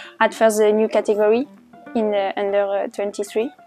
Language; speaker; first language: English; non-native, learner; French